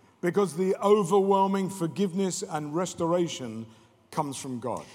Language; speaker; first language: English; native; English